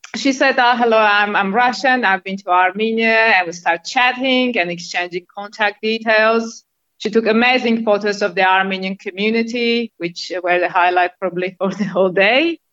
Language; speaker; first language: English; non-native, fluent; Armenian